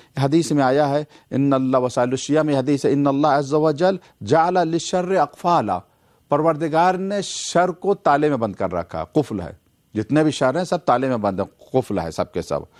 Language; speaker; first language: Urdu; native; Urdu